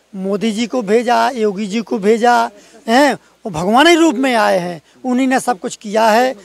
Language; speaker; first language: Hindi; native; Hindi